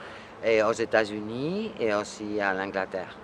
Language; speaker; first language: French; non-native, fluent; Spanish